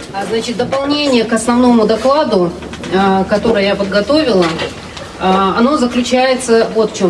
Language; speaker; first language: Russian; non-native, local second language; Ingush